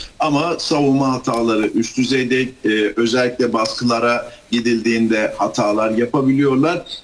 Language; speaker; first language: Turkish; native; Turkish